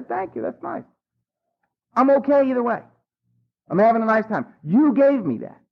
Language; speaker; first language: English; native; English